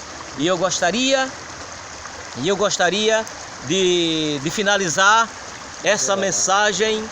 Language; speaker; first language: Portuguese; native; Portuguese